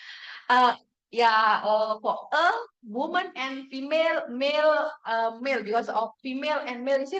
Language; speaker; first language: English; non-native, fluent; Indonesian